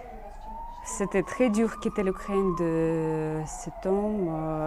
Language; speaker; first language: French; non-native, learner; Russian